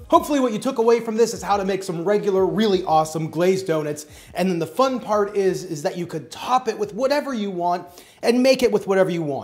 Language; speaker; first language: English; native; English